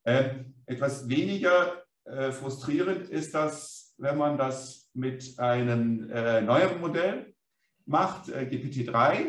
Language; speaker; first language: German; native; German